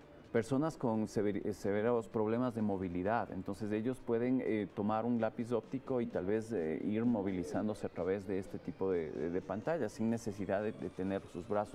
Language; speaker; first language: Spanish; native; Spanish